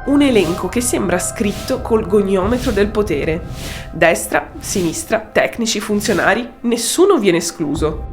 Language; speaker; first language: Italian; native; Italian